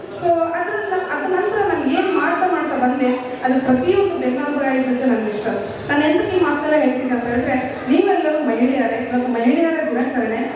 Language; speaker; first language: Kannada; native; Kannada